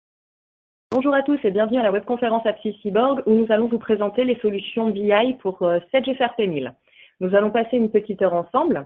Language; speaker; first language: French; native; French